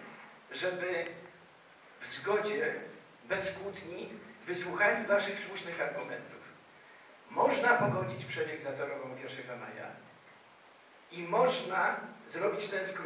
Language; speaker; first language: Polish; native; Polish